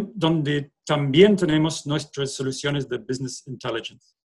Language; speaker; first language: Spanish; non-native, fluent; English